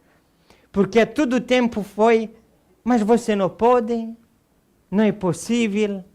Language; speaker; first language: Portuguese; non-native, fluent; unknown